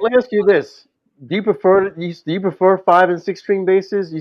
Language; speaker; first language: English; native; English